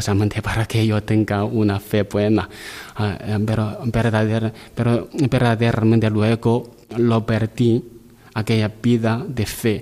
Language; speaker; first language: Spanish; non-native, learner; Chinese